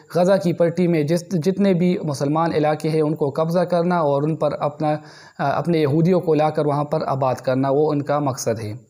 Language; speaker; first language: Urdu; non-native, local second language; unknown